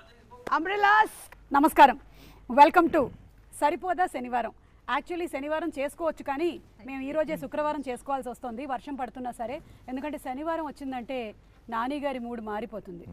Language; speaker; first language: Telugu; native; Telugu